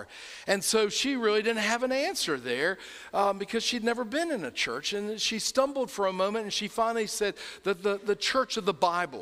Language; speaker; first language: English; native; English